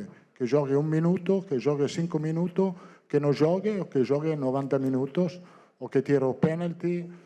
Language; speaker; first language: Portuguese; non-native, fluent; Italian